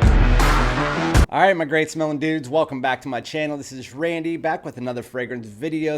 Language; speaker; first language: English; native; English